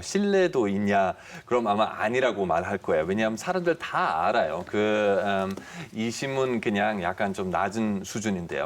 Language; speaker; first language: Korean; non-native, fluent; German